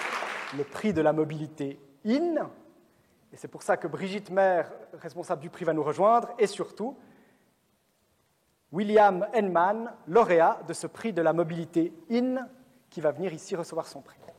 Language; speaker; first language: French; native; French